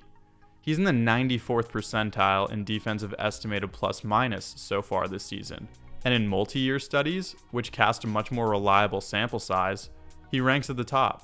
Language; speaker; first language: English; native; English